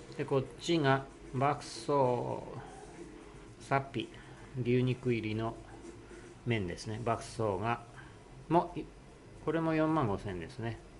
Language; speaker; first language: Japanese; native; Japanese